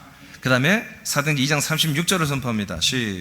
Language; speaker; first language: Korean; native; Korean